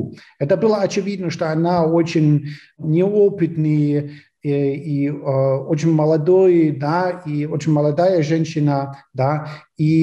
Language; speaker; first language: Russian; non-native, fluent; German